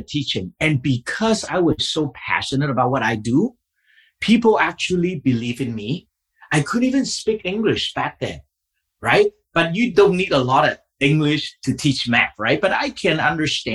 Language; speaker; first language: English; non-native, fluent; Vietnamese